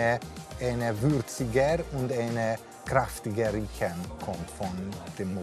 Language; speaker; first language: German; non-native, learner; Hungarian